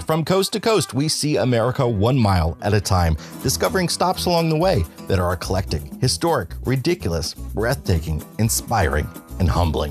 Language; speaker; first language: English; native; English